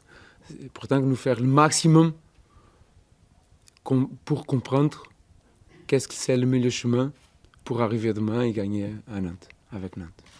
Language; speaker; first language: French; non-native, fluent; Portuguese